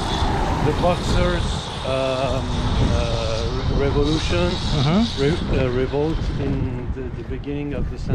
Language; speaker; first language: English; non-native, fluent; French